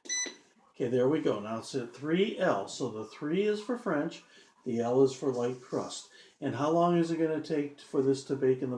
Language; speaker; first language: English; native; English